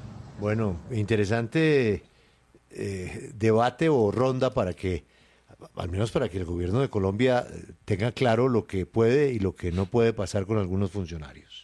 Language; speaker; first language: Spanish; native; Spanish